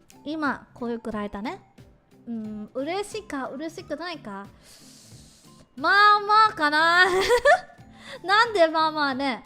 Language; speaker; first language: Japanese; non-native, learner; English